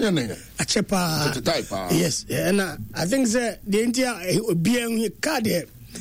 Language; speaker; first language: English; non-native, local second language; Akan